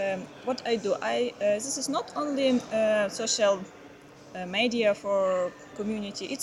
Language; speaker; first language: English; non-native, learner; Ukrainian